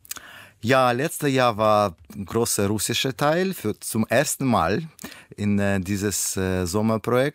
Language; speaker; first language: German; non-native, learner; Russian